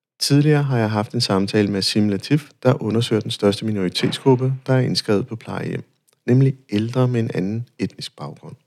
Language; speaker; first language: Danish; non-native, fluent; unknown